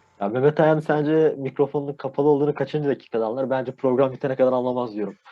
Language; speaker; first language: Turkish; native; Turkish